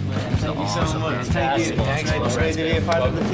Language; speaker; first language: English; native; English